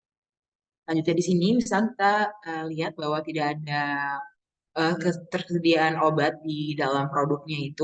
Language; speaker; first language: Indonesian; native; Indonesian